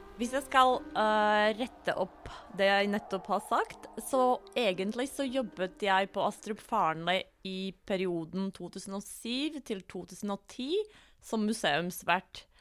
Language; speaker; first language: Norwegian; non-native, fluent; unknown